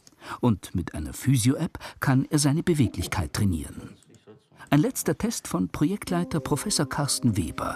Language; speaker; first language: German; native; German